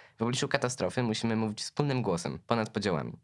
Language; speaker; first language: Polish; native; Polish